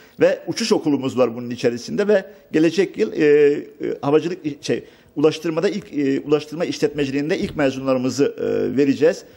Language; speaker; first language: Turkish; native; Turkish